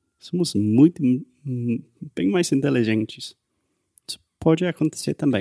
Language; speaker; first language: Portuguese; non-native, fluent; English